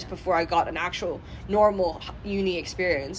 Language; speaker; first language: English; non-native, local second language; Cantonese